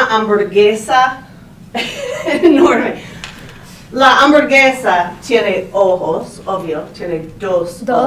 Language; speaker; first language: Spanish; non-native, fluent; English